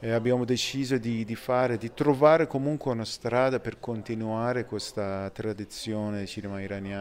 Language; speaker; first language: Italian; non-native, fluent; Persian